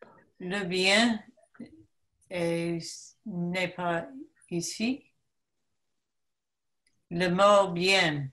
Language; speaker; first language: French; non-native, learner; English